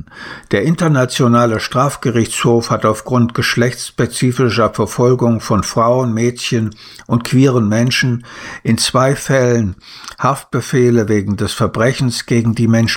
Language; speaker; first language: German; native; German